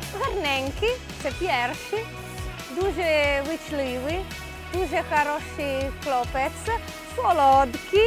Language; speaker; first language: Ukrainian; non-native, learner; Italian